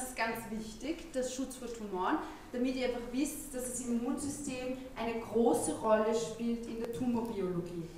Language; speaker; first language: German; native; German